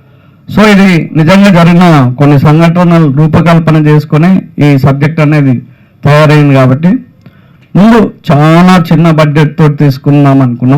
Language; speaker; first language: Telugu; native; Telugu